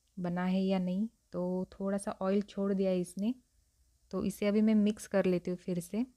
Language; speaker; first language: Hindi; non-native, local second language; Marathi